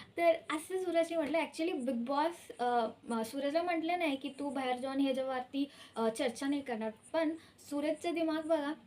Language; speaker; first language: Marathi; early bilingual, heritage; Marathi